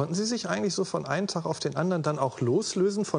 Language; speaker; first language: German; native; German